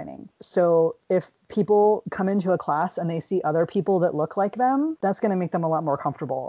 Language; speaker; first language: English; native; English